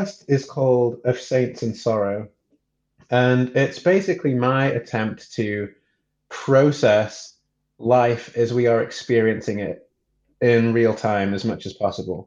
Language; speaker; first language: English; native; English